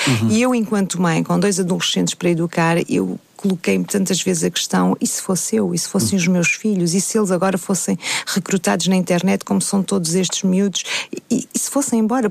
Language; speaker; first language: Portuguese; native; Portuguese